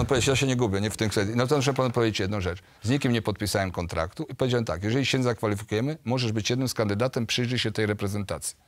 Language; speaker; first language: Polish; native; Polish